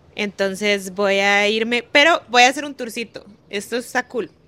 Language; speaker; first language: Spanish; native; Spanish